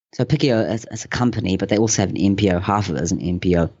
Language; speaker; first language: English; native; English